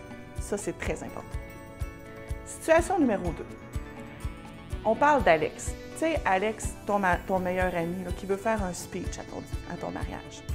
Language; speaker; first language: French; native; French